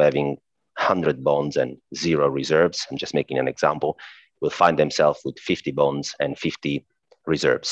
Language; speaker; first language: English; non-native, fluent; Italian